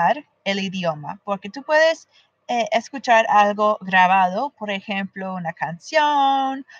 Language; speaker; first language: Spanish; non-native, fluent; English